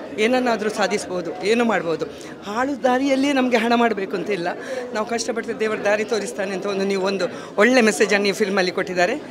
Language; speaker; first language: Kannada; non-native, local second language; Tulu